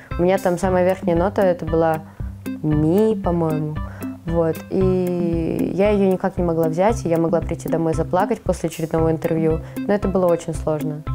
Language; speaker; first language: Russian; native; Russian